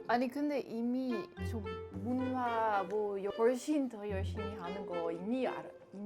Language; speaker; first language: Korean; non-native, learner; Dutch